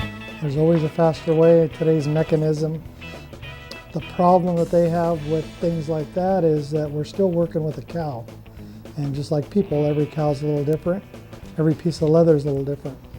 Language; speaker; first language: English; native; English